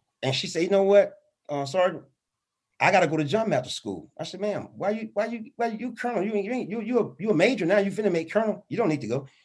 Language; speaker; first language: English; native; English